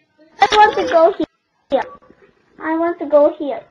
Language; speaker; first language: English; non-native, learner; Korean